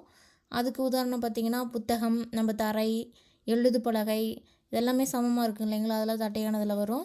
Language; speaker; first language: Tamil; native; Tamil